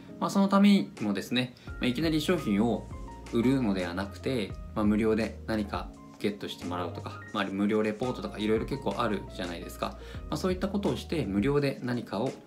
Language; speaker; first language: Japanese; native; Japanese